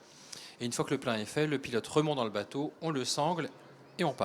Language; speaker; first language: French; native; French